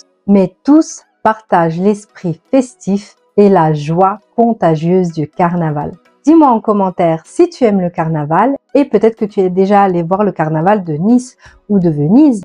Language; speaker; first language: French; non-native, fluent; Italian